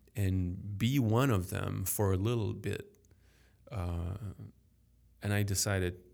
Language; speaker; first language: English; non-native, fluent; French